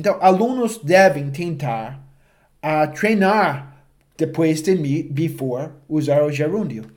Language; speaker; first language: Portuguese; non-native, fluent; English